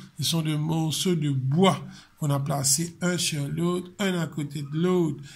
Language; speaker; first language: French; non-native, local second language; Morisyen